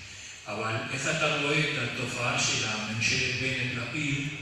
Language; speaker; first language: Hebrew; non-native, fluent; Spanish